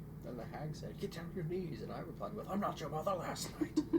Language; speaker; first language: English; native; English